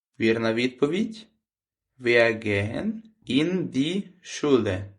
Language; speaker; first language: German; non-native, fluent; Ukrainian